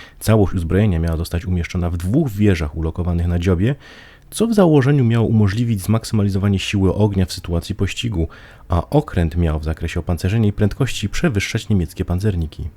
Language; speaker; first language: Polish; native; Polish